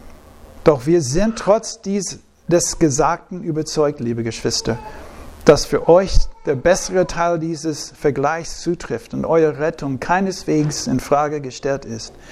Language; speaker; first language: German; non-native, fluent; English